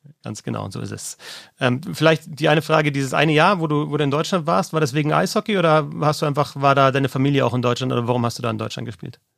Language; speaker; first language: German; native; German